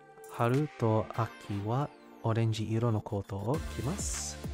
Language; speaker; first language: Japanese; non-native, learner; English